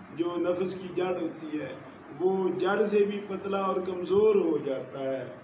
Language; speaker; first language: Urdu; non-native, local second language; Punjabi